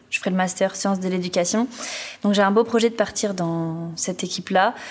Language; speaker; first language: French; native; French